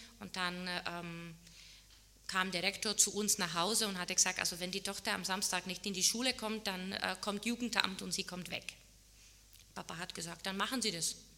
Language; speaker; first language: German; non-native, fluent; Czech